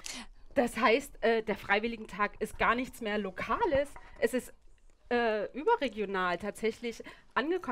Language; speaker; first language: German; native; German